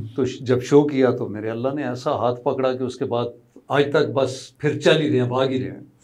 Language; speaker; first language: Urdu; non-native, local second language; Pahari-Potwari